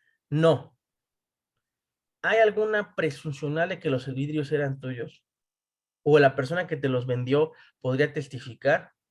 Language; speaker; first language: Spanish; native; Spanish